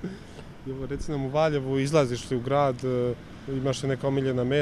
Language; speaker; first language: Croatian; native; Croatian